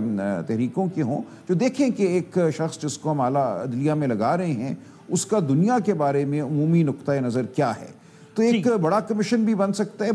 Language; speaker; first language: Urdu; native; Urdu